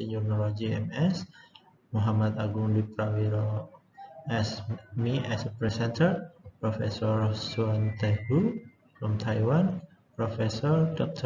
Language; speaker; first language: English; non-native, learner; Indonesian